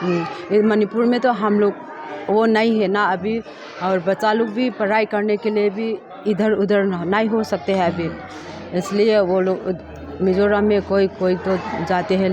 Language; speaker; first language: Hindi; non-native, local second language; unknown